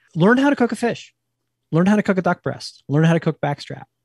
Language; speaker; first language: English; native; English